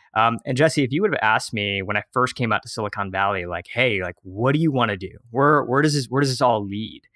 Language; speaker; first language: English; native; English